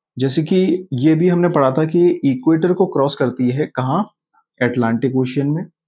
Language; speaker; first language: Hindi; native; Hindi